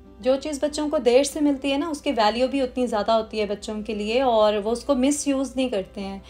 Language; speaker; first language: Urdu; native; Urdu